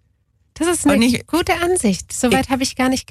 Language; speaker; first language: German; native; German